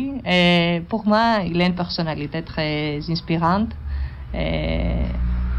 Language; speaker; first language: French; non-native, learner; Greek